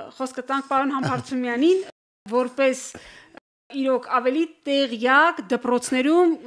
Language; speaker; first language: Armenian; native; Armenian